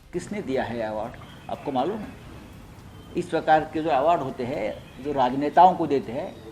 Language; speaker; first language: Hindi; non-native, local second language; Marathi